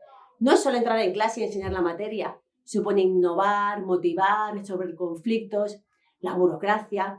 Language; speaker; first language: Spanish; native; Spanish